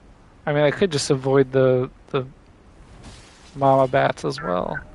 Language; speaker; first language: English; native; English